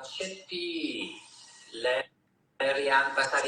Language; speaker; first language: Thai; non-native, learner; English